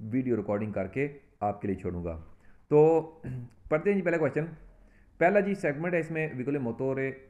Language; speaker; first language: Urdu; non-native, local second language; Punjabi